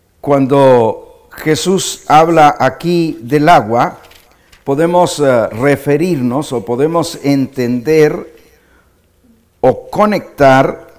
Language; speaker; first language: Spanish; native; Spanish